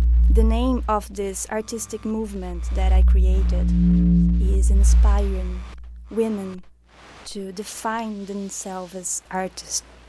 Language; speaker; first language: English; non-native, fluent; Portuguese